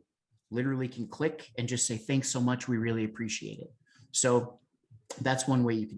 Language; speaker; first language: English; native; English